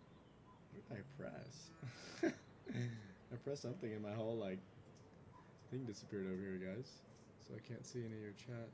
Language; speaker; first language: English; native; English